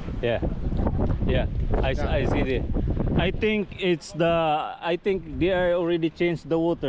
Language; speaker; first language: English; non-native, learner; Filipino